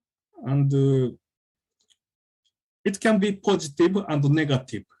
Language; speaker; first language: English; non-native, fluent; Japanese